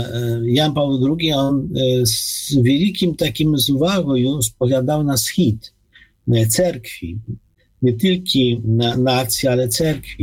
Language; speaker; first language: Polish; non-native, fluent; Ukrainian